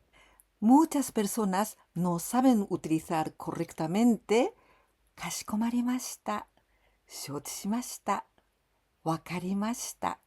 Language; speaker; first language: Spanish; non-native, fluent; Japanese